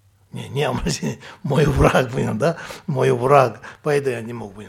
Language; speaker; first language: Russian; non-native, learner; Tibetan